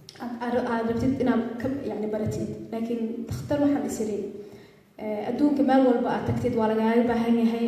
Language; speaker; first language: Somali; early bilingual, heritage; Somali